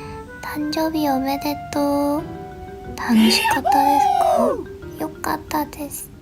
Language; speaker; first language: Japanese; non-native, learner; Korean